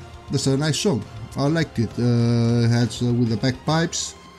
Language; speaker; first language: English; non-native, fluent; Spanish